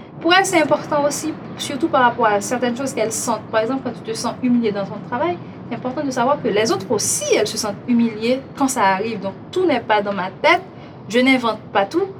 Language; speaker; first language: French; non-native, local second language; Haitian Creole